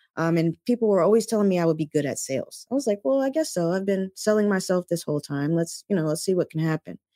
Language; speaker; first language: English; native; English